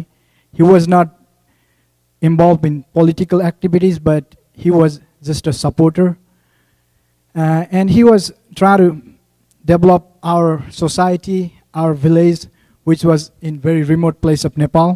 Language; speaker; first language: English; non-native, local second language; Nepali